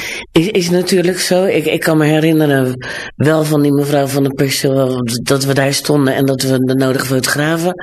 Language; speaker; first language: Dutch; native; Dutch